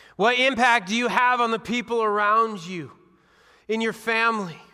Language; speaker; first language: English; native; English